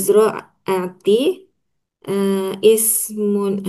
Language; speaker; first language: Arabic; non-native, learner; Indonesian